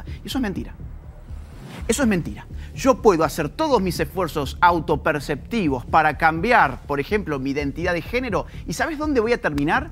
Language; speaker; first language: Spanish; native; Spanish